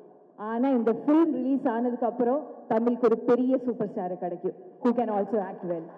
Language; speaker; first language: Tamil; non-native, local second language; Malayalam